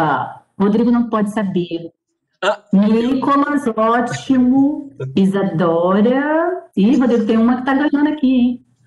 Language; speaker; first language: Portuguese; native; Portuguese